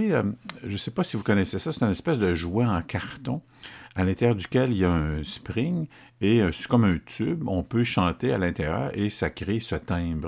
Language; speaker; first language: French; native; French